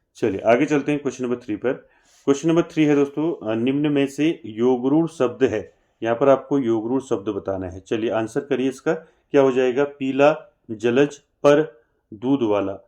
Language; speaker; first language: Hindi; native; Hindi